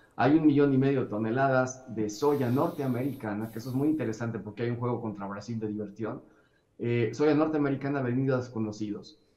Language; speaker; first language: Spanish; native; Spanish